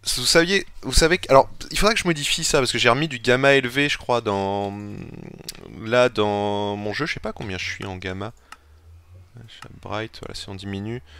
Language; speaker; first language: French; native; French